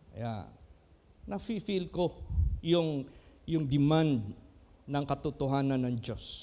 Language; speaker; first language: Filipino; non-native, local second language; Cebuano